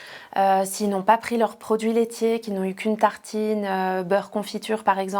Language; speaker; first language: French; native; French